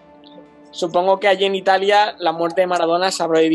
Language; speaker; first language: Spanish; native; Spanish